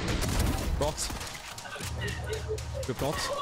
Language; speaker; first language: French; native; French